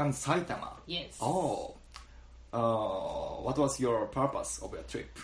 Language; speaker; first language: English; non-native, learner; Japanese